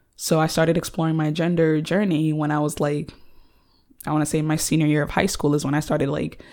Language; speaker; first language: English; early bilingual, other home language; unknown